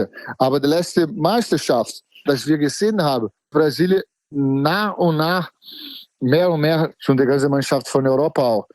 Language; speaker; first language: German; non-native, fluent; Portuguese